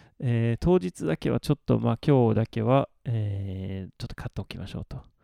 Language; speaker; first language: Japanese; non-native, fluent; Swedish